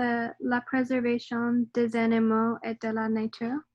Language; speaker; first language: French; non-native, learner; English